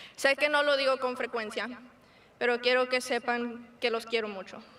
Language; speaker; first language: Spanish; early bilingual, heritage; Spanish